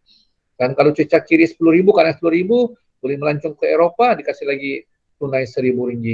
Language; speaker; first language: Indonesian; non-native, local second language; Malay